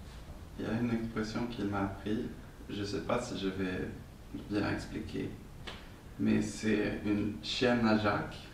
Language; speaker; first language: French; non-native, fluent; Swedish